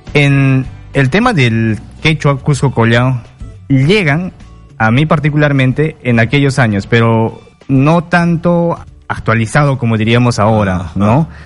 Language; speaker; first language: Spanish; non-native, local second language; Quechua